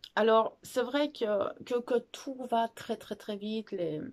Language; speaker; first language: French; native; French